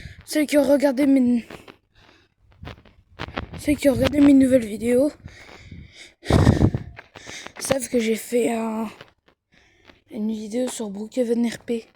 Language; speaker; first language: French; early bilingual, other home language; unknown